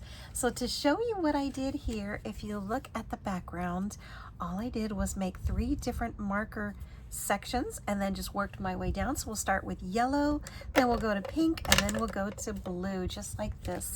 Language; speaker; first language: English; native; English